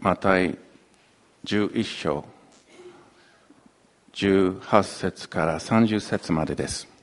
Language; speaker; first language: Japanese; non-native, fluent; English